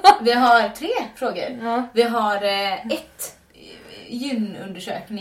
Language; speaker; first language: Swedish; native; Swedish